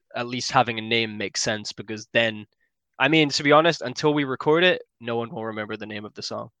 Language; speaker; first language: English; native; English